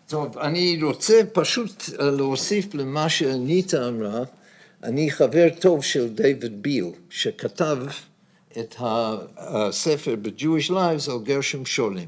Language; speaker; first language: Hebrew; non-native, fluent; English